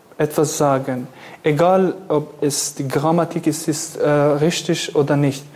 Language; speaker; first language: German; non-native, learner; Kurdish